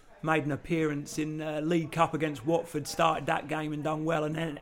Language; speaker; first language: English; native; English